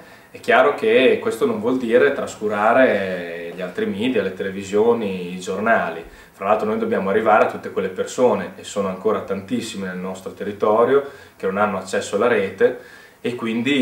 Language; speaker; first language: Italian; native; Italian